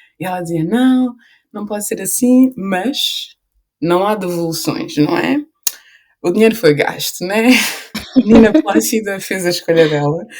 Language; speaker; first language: Portuguese; early bilingual, other home language; Upper Guinea Crioulo